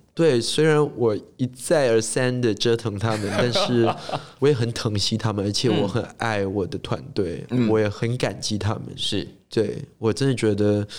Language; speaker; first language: Chinese; non-native, local second language; English